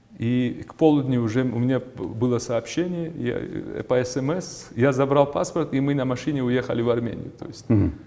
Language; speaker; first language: Russian; non-native, local second language; Georgian